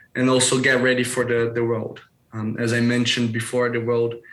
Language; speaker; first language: English; non-native, fluent; Portuguese